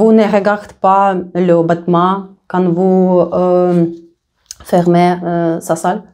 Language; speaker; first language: French; non-native, learner; Russian